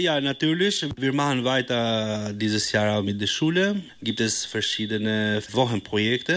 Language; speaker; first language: German; non-native, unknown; Albanian